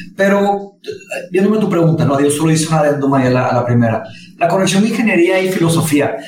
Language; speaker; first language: Spanish; early bilingual, other home language; Portuguese